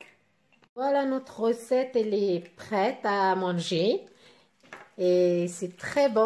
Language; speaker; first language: French; non-native, local second language; Arabic